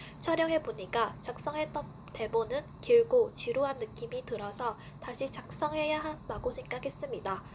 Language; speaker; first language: Korean; non-native, fluent; Vietnamese